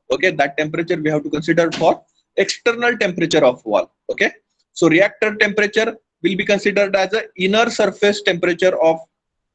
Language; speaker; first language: English; non-native, local second language; Hindi